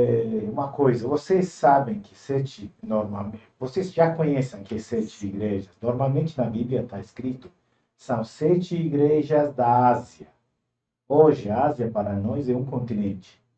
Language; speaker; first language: Portuguese; non-native, fluent; Turkish